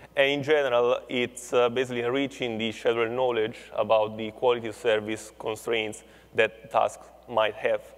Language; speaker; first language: English; non-native, fluent; Italian